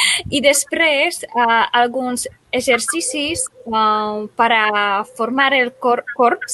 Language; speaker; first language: Catalan; non-native, learner; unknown